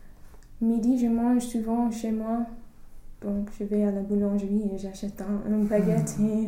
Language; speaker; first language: French; non-native, fluent; English